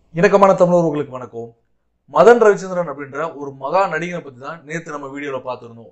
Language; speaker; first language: Tamil; native; Tamil